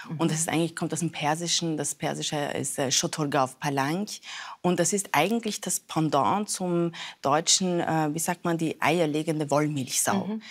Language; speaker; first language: German; early bilingual, other home language; Persian